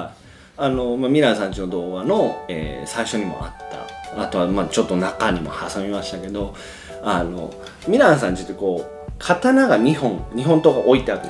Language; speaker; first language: Japanese; native; Japanese